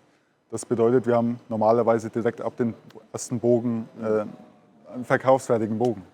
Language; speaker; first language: German; native; German